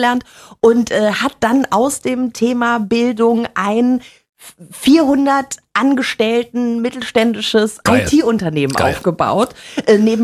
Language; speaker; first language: German; native; German